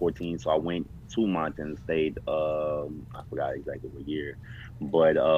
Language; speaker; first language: English; native; English